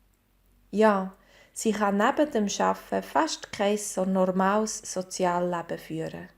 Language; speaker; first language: German; native; German